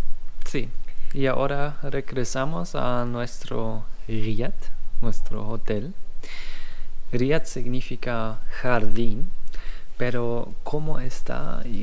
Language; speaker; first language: Spanish; non-native, learner; German